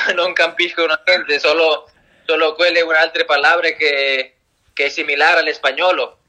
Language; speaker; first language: Italian; non-native, learner; Spanish